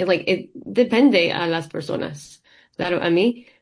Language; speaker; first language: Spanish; early bilingual, heritage; English